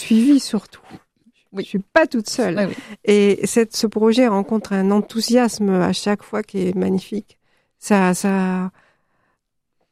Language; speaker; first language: French; native; French